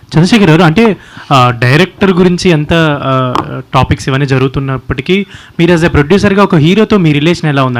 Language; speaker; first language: Telugu; native; Telugu